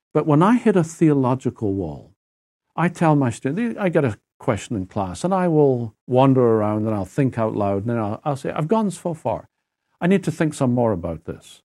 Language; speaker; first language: English; native; English